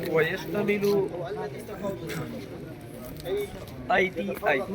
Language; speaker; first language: Arabic; non-native, learner; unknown